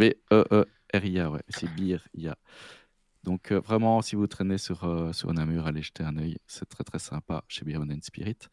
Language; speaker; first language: French; native; French